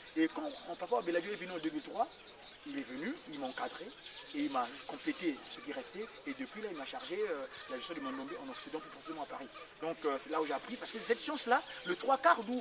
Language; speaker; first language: French; non-native, local second language; Kongo